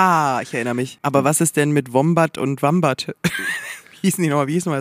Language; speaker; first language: German; native; German